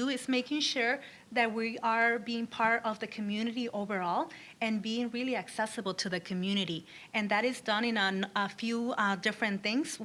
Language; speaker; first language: English; early bilingual, other home language; Spanish